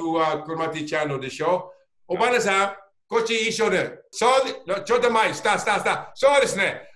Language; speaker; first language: Japanese; non-native, learner; English